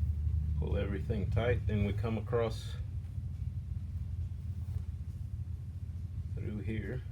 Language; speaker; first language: English; native; English